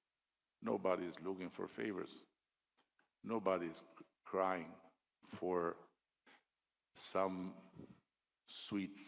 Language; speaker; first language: English; non-native, local second language; Albanian